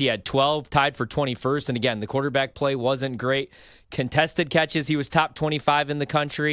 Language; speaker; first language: English; native; English